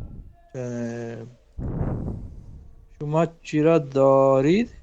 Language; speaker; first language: Persian; non-native, learner; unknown